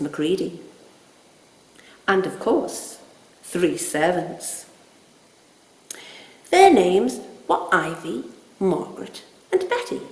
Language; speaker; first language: English; native; English